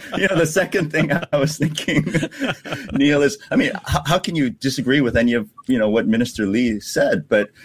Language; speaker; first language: English; native; English